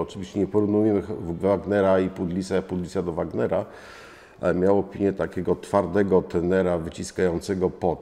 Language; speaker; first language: Polish; native; Polish